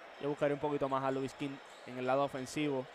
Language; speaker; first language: Spanish; native; Spanish